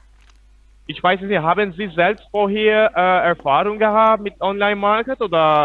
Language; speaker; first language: German; non-native, fluent; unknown